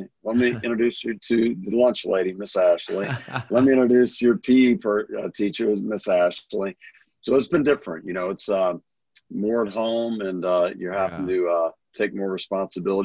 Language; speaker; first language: English; native; English